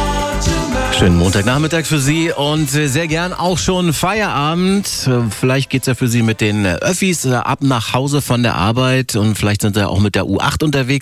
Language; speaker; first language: German; native; German